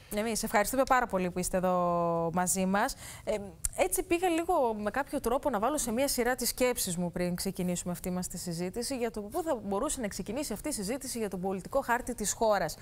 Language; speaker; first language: Greek; native; Greek